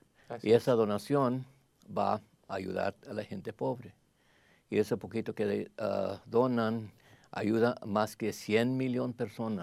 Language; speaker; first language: Spanish; early bilingual, heritage; Spanish